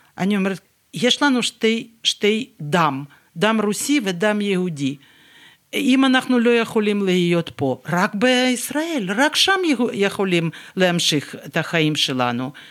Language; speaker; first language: Hebrew; non-native, fluent; Russian